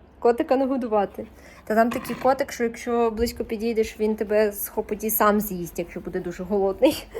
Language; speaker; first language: Ukrainian; non-native, local second language; Russian